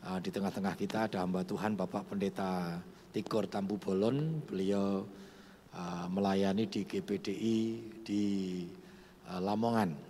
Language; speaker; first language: Indonesian; non-native, local second language; Javanese